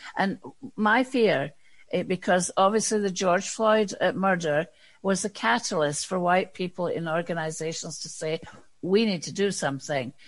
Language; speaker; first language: English; native; English